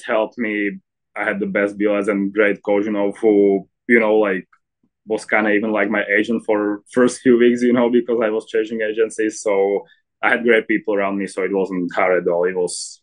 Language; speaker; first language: English; non-native, fluent; Slovak